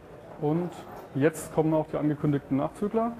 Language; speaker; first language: German; native; German